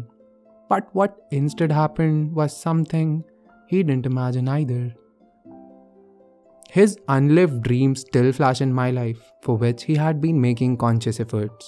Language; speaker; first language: English; non-native, local second language; Hindi